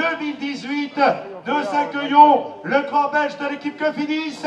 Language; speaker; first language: French; native; French